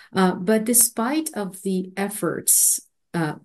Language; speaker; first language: English; non-native, fluent; Arabic